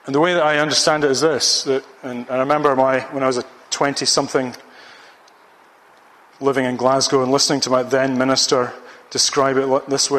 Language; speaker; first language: English; native; English